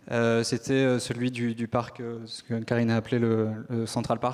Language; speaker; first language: French; native; French